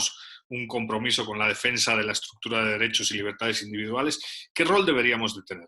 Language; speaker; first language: Spanish; native; Spanish